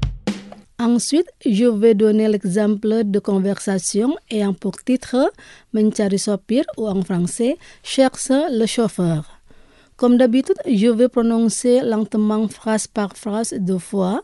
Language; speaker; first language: French; non-native, fluent; Indonesian